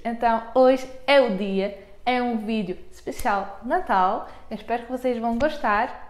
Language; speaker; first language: Portuguese; early bilingual, heritage; Portuguese